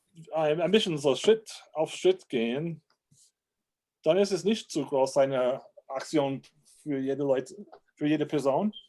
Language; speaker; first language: German; non-native, learner; English